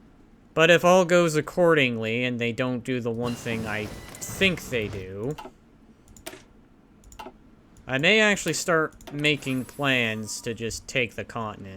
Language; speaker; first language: English; native; English